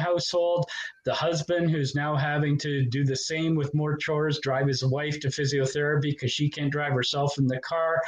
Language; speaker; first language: English; native; English